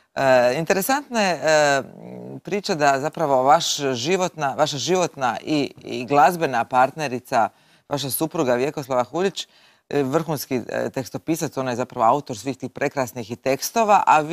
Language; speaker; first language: Croatian; native; Croatian